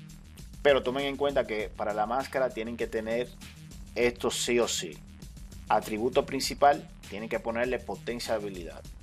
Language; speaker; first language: Spanish; native; Spanish